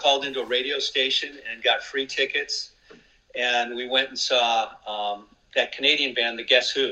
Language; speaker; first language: English; native; English